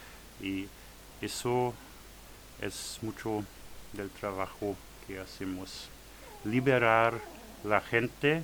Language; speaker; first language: Spanish; non-native, learner; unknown